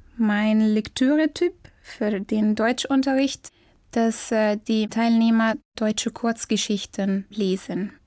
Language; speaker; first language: German; non-native, fluent; Arabic